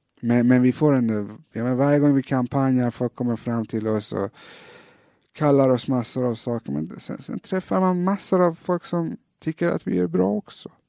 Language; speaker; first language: Swedish; early bilingual, other home language; Persian